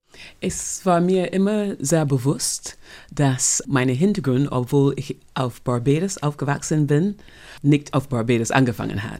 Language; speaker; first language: German; non-native, fluent; English